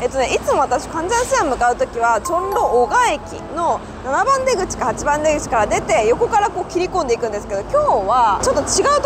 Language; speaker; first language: Japanese; native; Japanese